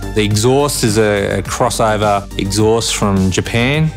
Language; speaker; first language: English; native; English